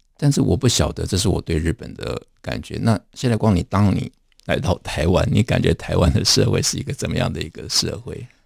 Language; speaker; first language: Chinese; native; Chinese